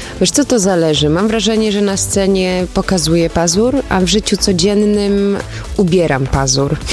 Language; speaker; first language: Polish; early bilingual, heritage; Polish